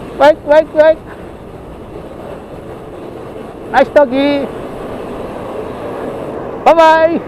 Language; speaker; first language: English; non-native, local second language; Filipino